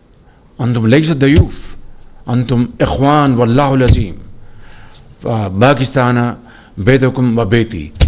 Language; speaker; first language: Arabic; non-native, fluent; Urdu